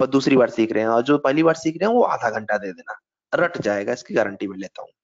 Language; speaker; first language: Hindi; native; Hindi